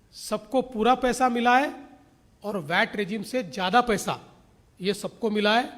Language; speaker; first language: Hindi; non-native, local second language; Marathi